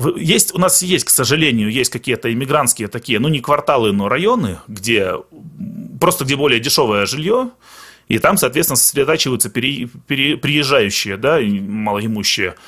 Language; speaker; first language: Russian; early bilingual, other home language; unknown